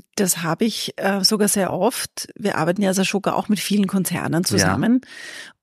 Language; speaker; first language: German; native; German